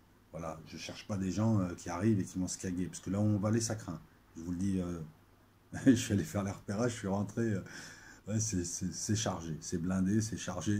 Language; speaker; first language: French; native; French